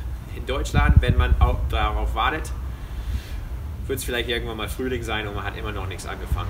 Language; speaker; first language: German; non-native, fluent; English